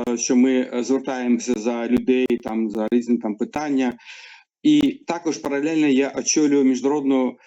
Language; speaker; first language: Ukrainian; non-native, local second language; Russian